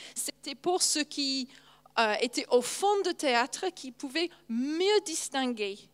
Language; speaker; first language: French; non-native, fluent; English